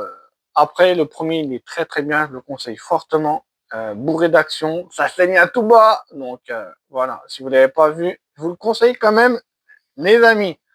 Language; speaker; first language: French; native; French